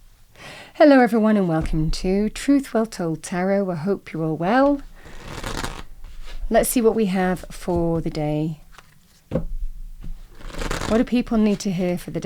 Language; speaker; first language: English; native; English